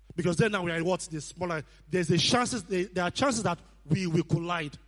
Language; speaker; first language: English; non-native, local second language; Nigerian Pidgin